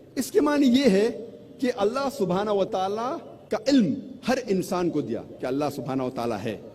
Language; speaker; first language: Urdu; non-native, local second language; Konkani